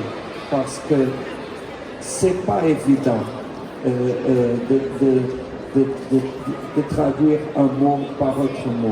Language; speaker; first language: French; non-native, fluent; Portuguese